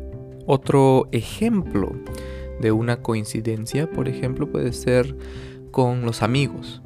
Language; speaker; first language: Spanish; early bilingual, other home language; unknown